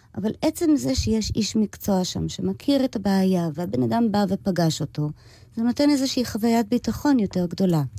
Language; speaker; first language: Hebrew; early bilingual, other home language; English